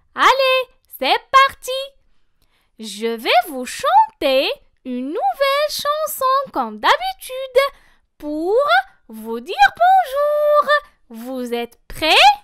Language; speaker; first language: French; non-native, local second language; Arabic